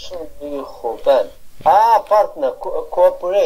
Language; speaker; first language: Chinese; non-native, learner; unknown